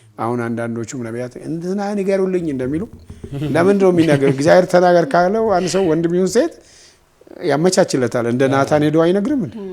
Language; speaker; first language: Amharic; non-native, local second language; Oromo